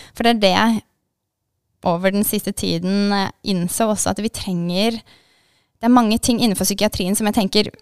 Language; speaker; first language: Norwegian; native; Norwegian